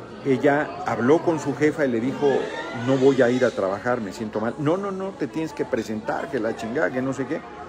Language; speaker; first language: Spanish; native; Spanish